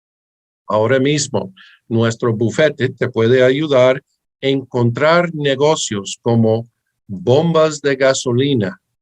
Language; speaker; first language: Spanish; early bilingual, heritage; English